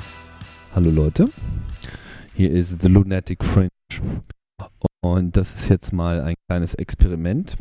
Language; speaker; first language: German; native; German